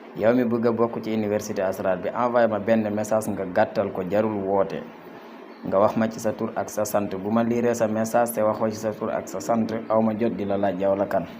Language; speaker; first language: Wolof; non-native, local second language; Fula